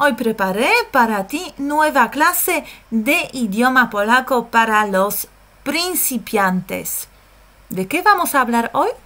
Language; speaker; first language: Spanish; non-native, fluent; Polish